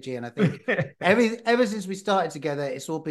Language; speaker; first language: English; native; English